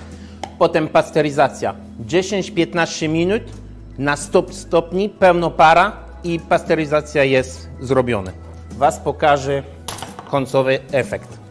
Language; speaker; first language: Polish; non-native, learner; French